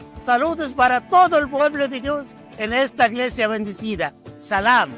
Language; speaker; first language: Spanish; non-native, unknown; Arabic